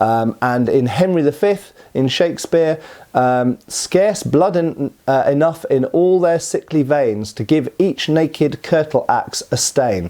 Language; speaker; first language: English; native; English